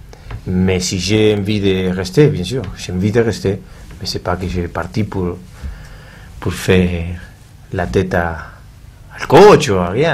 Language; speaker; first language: French; non-native, learner; Spanish